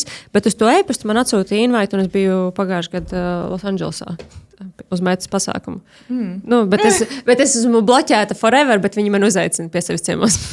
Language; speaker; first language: Latvian; native; Latvian